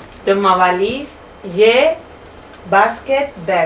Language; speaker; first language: French; non-native, learner; Spanish